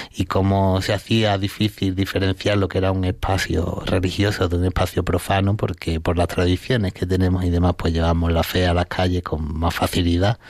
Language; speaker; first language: Spanish; native; Spanish